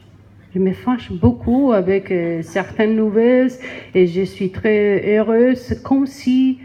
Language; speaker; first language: French; non-native, learner; Spanish